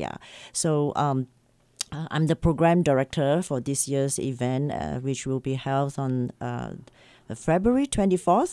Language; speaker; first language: English; non-native, local second language; Chinese